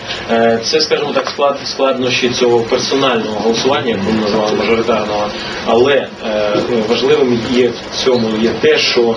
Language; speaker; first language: Ukrainian; native; Ukrainian